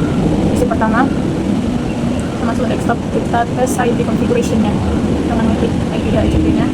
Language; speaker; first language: Indonesian; native; Indonesian